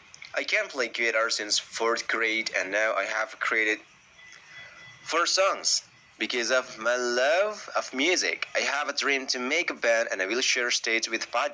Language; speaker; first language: English; non-native, learner; Indonesian